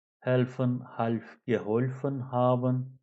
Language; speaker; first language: German; non-native, fluent; Turkish